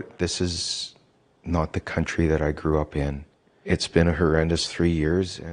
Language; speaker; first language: English; native; English